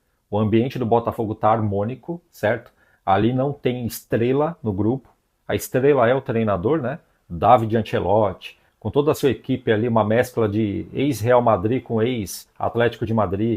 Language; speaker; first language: Portuguese; native; Portuguese